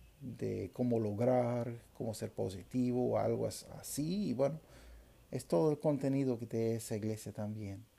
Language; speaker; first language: Spanish; non-native, fluent; English